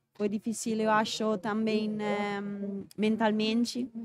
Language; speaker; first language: Portuguese; non-native, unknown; Italian